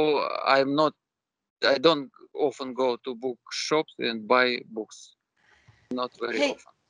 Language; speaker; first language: English; non-native, learner; Russian